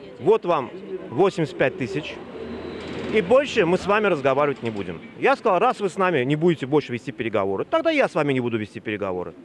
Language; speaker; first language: Russian; native; Russian